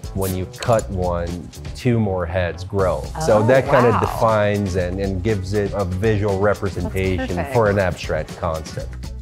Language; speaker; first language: English; non-native, fluent; Portuguese